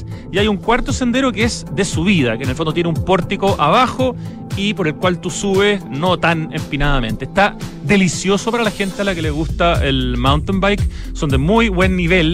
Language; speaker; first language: Spanish; native; Spanish